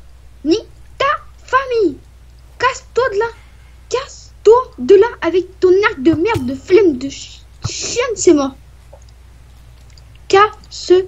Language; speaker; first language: French; native; French